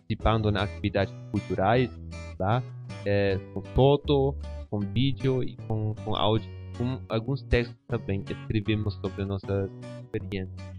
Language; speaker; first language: Portuguese; non-native, fluent; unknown